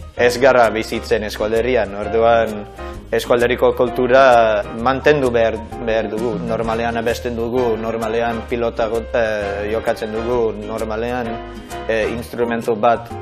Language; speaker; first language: Basque; non-native, learner; English